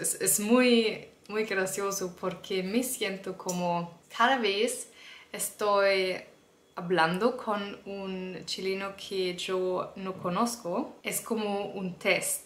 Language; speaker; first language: Spanish; non-native, learner; German